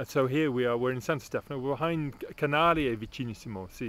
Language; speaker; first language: Italian; non-native, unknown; English